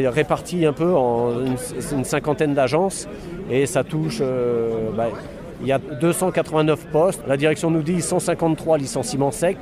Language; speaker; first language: French; native; French